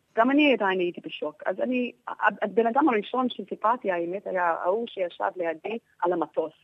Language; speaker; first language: Hebrew; non-native, fluent; English